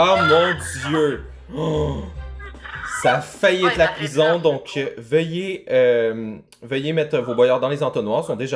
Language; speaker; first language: French; native; French